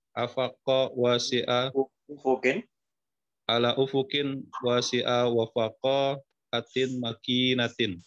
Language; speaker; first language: Arabic; non-native, learner; Indonesian